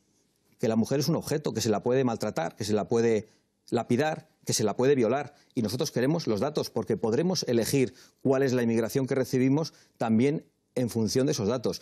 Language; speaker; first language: Spanish; native; Spanish